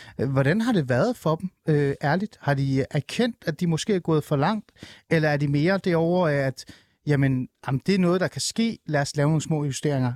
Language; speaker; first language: Danish; early bilingual, other home language; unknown